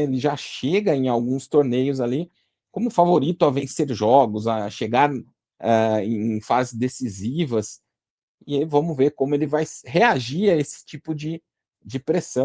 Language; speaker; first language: Portuguese; native; Portuguese